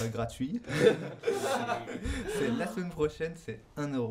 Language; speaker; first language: French; native; French